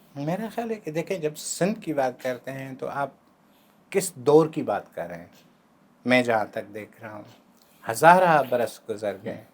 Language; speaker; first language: Urdu; non-native, local second language; Sindhi